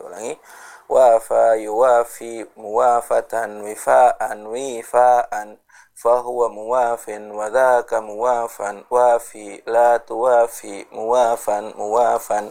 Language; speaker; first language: Arabic; non-native, fluent; Indonesian